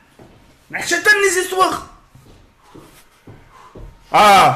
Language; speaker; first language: French; native; French